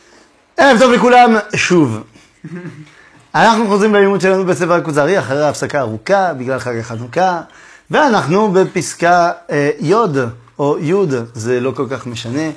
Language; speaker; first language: Hebrew; non-native, fluent; French